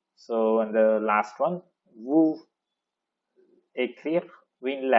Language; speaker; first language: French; non-native, fluent; Tamil